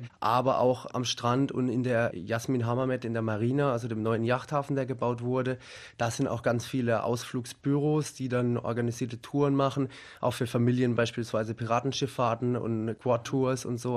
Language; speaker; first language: German; native; German